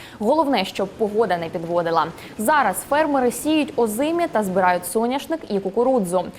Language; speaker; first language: Ukrainian; native; Ukrainian